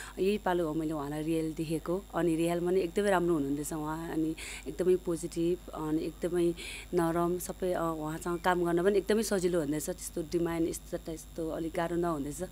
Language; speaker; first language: Nepali; non-native, local second language; Sherpa